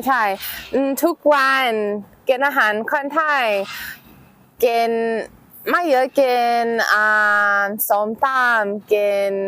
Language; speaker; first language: Thai; non-native, learner; English